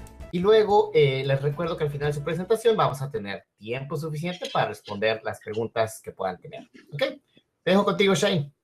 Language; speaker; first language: Spanish; native; Spanish